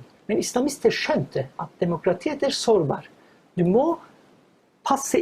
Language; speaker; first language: Norwegian; non-native, fluent; Turkish